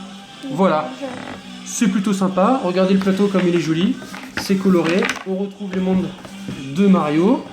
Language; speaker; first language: French; native; French